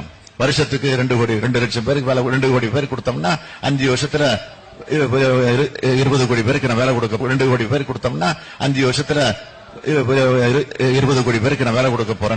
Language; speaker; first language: Tamil; native; Tamil